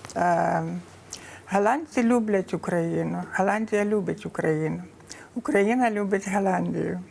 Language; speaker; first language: Ukrainian; native; Ukrainian